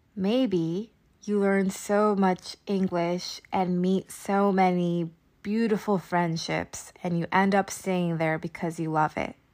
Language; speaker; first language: English; native; English